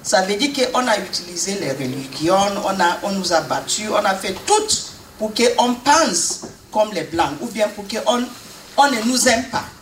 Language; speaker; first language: French; non-native, fluent; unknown